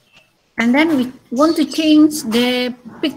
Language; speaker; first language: English; non-native, learner; Indonesian